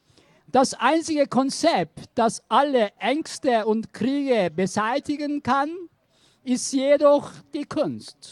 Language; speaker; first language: German; non-native, learner; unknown